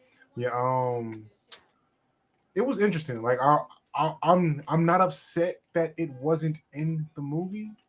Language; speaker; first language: English; native; English